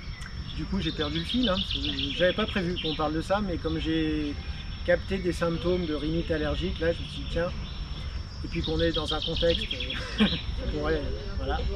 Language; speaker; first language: French; native; French